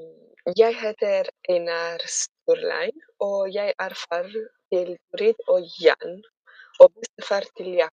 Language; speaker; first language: Norwegian; non-native, learner; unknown